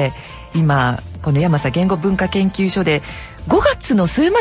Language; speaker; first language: Japanese; native; Japanese